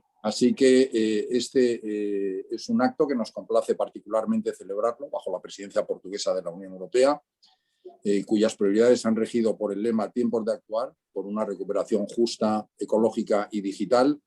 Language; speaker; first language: Spanish; native; Spanish